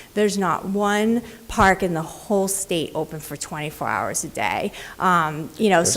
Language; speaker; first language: English; native; English